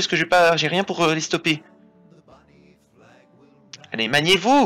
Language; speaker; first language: French; native; French